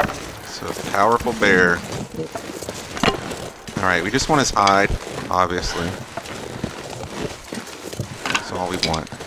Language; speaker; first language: English; native; English